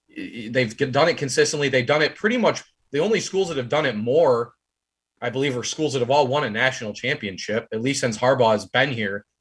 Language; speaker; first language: English; native; English